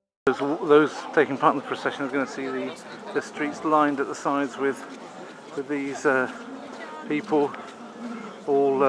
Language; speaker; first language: English; native; English